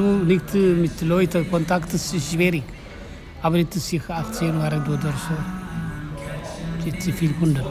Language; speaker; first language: German; non-native, learner; Tigrinya